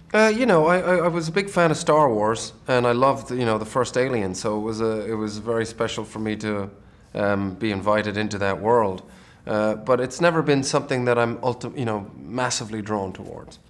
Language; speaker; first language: English; native; English